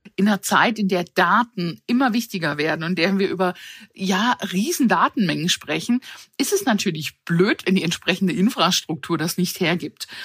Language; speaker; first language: German; early bilingual, other home language; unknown